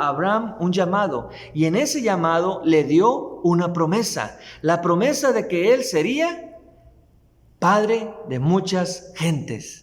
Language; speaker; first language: Spanish; native; Spanish